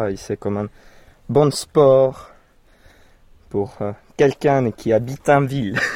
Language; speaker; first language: French; non-native, learner; Finnish